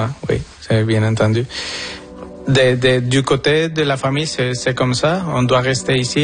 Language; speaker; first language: French; non-native, fluent; Spanish